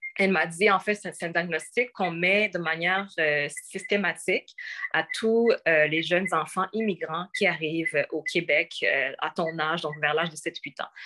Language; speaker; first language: French; early bilingual, other home language; Rundi